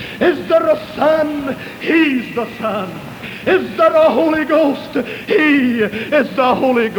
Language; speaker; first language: English; native; English